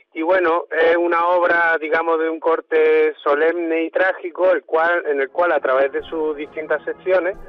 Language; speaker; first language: Spanish; native; Spanish